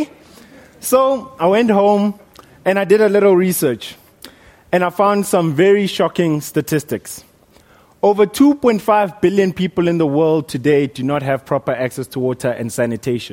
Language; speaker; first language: English; non-native, local second language; Northern Sotho